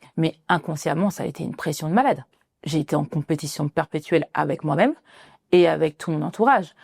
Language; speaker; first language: French; early bilingual, other home language; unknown